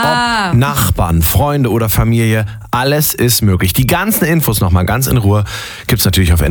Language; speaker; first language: German; native; German